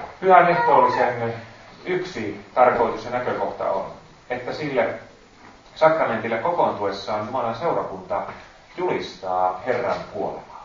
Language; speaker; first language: Finnish; native; Finnish